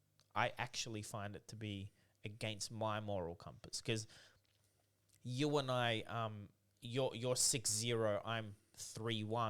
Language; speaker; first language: English; native; English